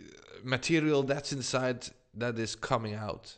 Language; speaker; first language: English; non-native, fluent; Dutch